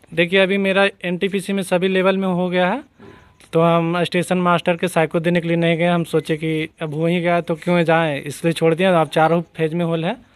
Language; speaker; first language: Hindi; native; Hindi